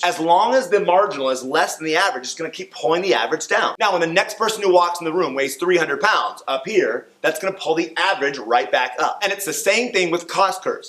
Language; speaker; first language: English; native; English